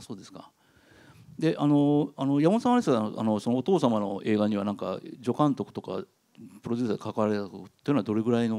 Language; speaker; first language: Japanese; native; Japanese